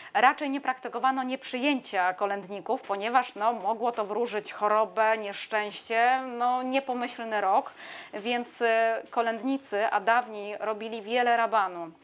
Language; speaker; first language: Polish; native; Polish